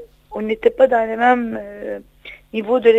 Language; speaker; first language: French; non-native, fluent; Turkish